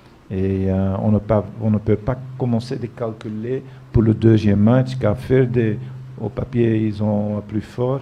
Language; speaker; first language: French; non-native, fluent; Dutch